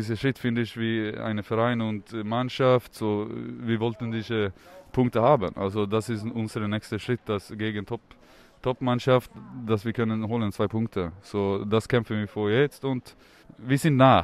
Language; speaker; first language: German; non-native, learner; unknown